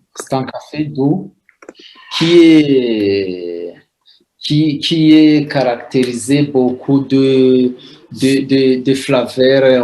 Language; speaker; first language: French; non-native, local second language; Rundi